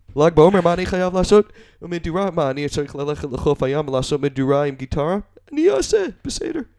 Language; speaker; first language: Hebrew; non-native, learner; English